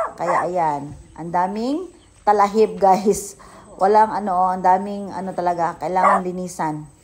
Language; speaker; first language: Filipino; non-native, local second language; Cebuano